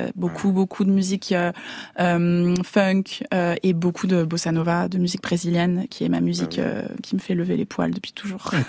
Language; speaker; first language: French; native; French